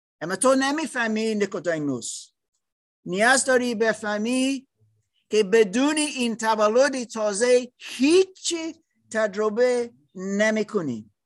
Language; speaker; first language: Persian; non-native, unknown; English